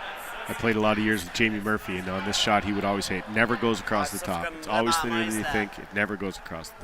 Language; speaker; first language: English; native; English